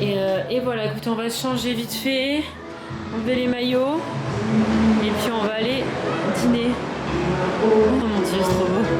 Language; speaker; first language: French; native; French